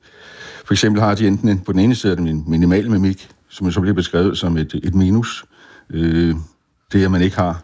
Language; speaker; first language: Danish; native; Danish